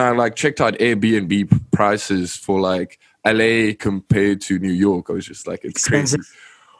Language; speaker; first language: English; non-native, local second language; Afrikaans